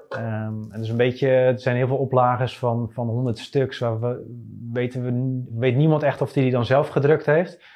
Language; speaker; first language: Dutch; native; Dutch